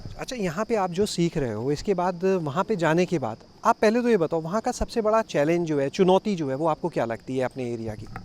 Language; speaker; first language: Hindi; native; Hindi